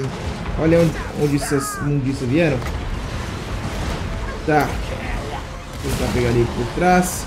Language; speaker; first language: Portuguese; native; Portuguese